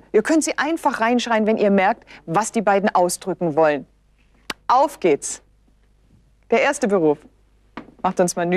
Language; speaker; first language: German; native; German